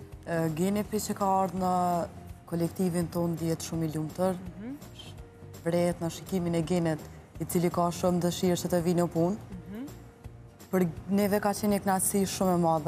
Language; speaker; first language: Albanian; native; Albanian